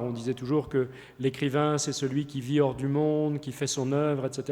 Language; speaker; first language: French; native; French